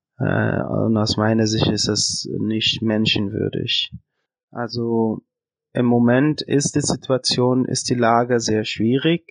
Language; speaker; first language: German; non-native, fluent; Persian